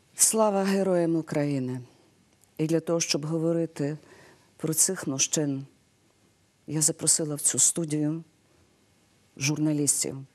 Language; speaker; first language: Ukrainian; native; Ukrainian